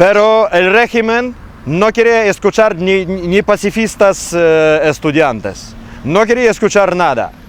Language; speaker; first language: Spanish; non-native, learner; Ukrainian